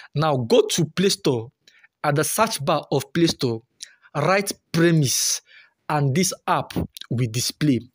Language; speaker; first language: English; non-native, local second language; Igbo